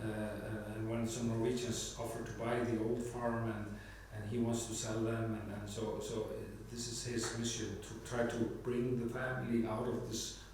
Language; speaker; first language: English; non-native, fluent; Icelandic